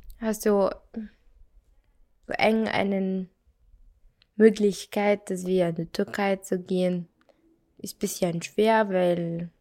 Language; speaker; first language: German; non-native, learner; Arabic